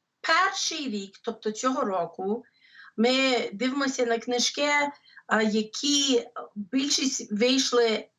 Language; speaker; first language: Ukrainian; early bilingual, heritage; English